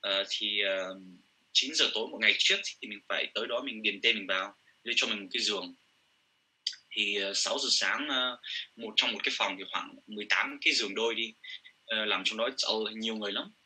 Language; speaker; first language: Vietnamese; early bilingual, heritage; Vietnamese